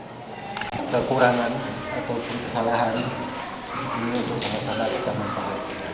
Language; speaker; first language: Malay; non-native, local second language; Javanese